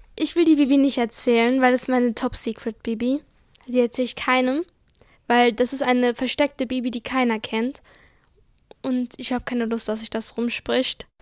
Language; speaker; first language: German; early bilingual, other home language; Arabic